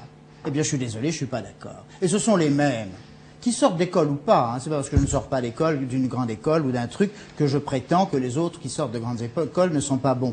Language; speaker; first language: French; native; French